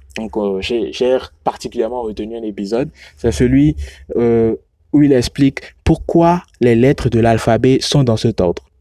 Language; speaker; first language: French; non-native, local second language; Yoruba